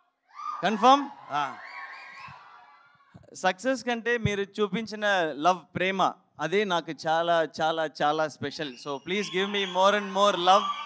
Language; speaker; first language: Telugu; non-native, learner; Tamil